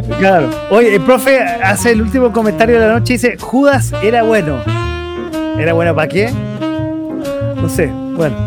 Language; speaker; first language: Spanish; native; Spanish